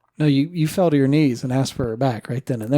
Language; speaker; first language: English; native; English